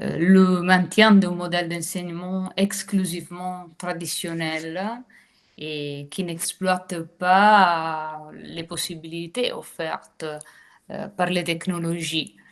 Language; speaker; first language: French; non-native, fluent; Italian